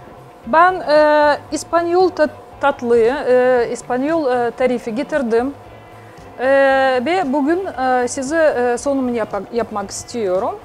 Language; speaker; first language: Turkish; non-native, fluent; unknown